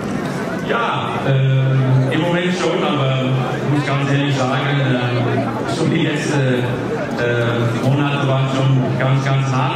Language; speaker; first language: German; non-native, fluent; Dutch